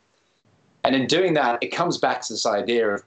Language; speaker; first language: English; native; English